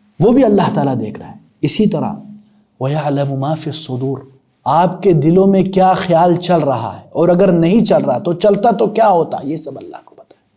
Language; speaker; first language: Urdu; non-native, local second language; Punjabi